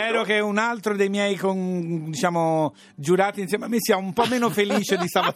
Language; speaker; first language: Italian; native; Italian